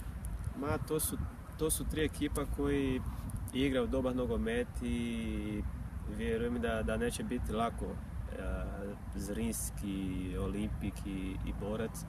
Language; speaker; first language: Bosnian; non-native, fluent; Portuguese